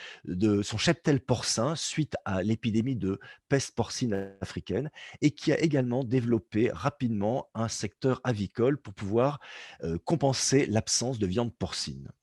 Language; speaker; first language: French; native; French